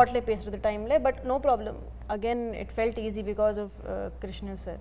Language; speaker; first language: Tamil; non-native, learner; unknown